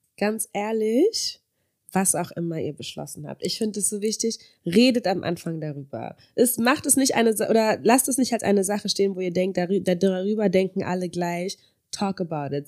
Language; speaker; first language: German; native; German